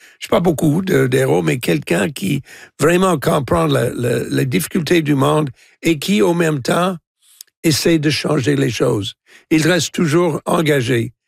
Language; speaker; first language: French; non-native, local second language; English